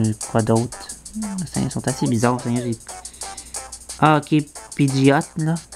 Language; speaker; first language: French; native; French